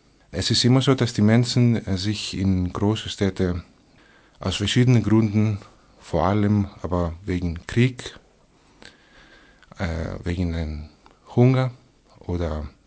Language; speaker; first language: German; non-native, fluent; Greek